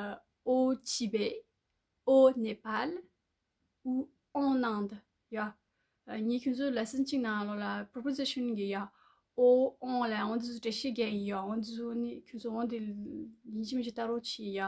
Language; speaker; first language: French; non-native, learner; Tibetan